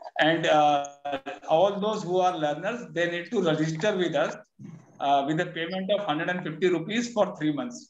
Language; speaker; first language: English; non-native, local second language; Hindi